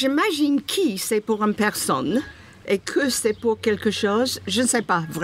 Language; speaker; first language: French; non-native, learner; English